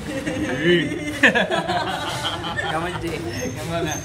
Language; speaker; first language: Vietnamese; non-native, learner; Japanese